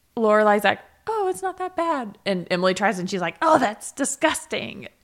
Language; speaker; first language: English; native; English